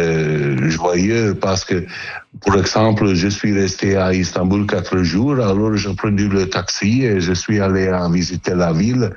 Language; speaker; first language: French; non-native, learner; Italian